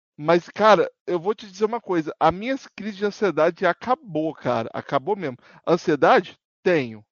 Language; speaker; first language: Portuguese; native; Portuguese